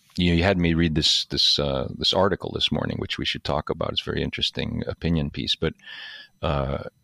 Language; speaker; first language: English; native; English